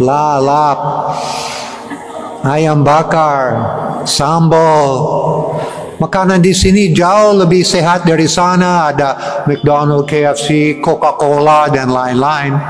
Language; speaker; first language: Indonesian; non-native, fluent; English